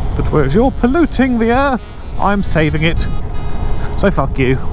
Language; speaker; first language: English; native; English